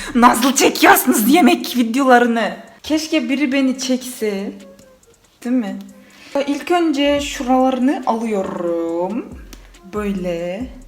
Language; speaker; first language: Turkish; non-native, fluent; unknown